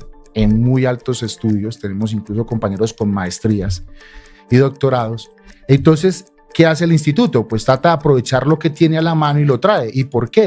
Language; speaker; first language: Spanish; native; Spanish